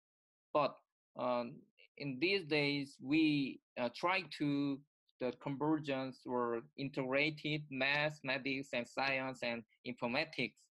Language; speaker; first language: English; non-native, learner; Korean